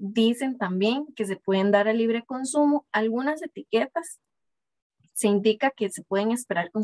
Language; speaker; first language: Spanish; native; Spanish